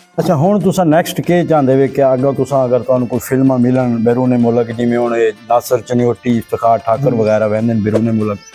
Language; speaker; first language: Punjabi; non-native, local second language; Saraiki